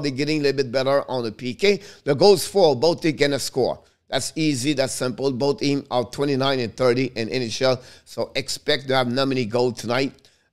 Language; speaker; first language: English; non-native, fluent; French